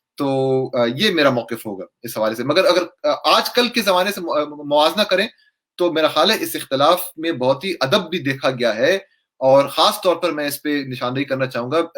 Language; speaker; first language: Urdu; non-native, local second language; Pashto